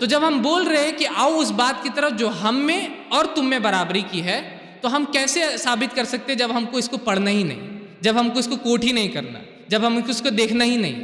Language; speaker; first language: Urdu; native; Urdu